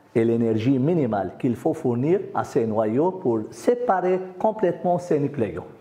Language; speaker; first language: French; non-native, local second language; Arabic